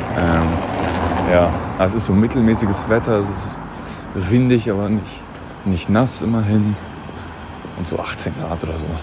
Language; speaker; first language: German; native; German